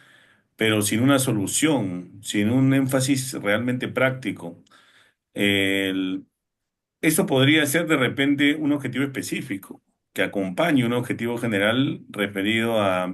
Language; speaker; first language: Spanish; native; Spanish